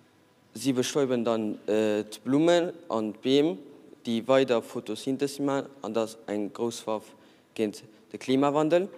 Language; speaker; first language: German; non-native, learner; Portuguese